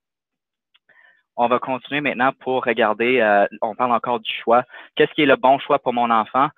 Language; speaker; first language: French; native; French